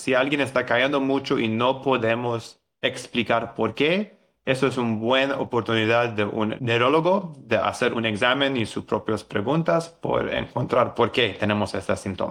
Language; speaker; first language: Spanish; non-native, learner; English